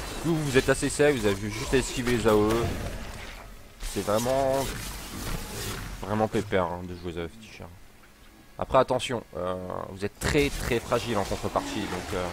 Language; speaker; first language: French; native; French